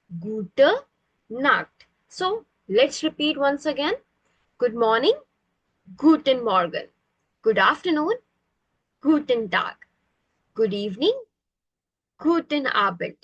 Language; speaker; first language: German; non-native, fluent; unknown